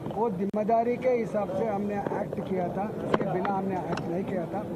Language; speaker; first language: Hindi; non-native, local second language; Telugu